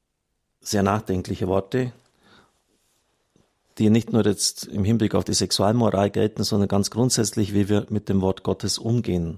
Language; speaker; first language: German; native; German